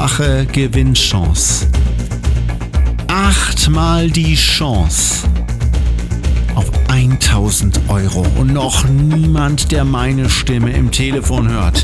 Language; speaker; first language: German; native; German